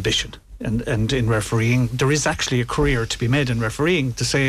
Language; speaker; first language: English; native; English